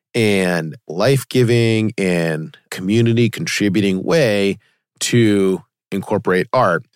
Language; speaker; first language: English; native; English